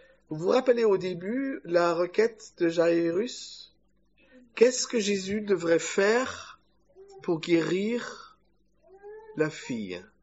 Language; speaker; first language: French; non-native, fluent; German